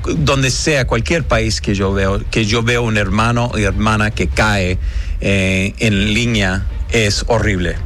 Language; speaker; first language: Spanish; early bilingual, heritage; English